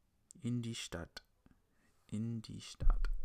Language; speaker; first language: German; non-native, learner; English